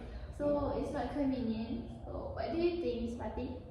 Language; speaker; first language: English; non-native, learner; Malay